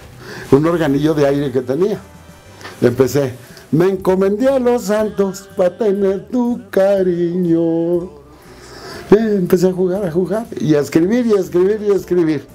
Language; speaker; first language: Spanish; native; Spanish